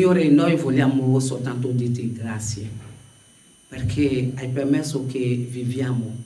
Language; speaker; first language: Italian; non-native, fluent; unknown